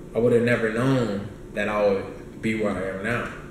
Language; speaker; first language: English; native; English